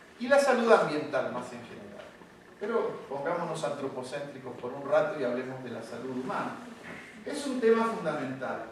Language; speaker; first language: Spanish; native; Spanish